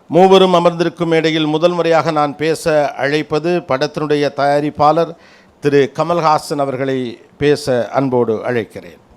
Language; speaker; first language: Tamil; native; Tamil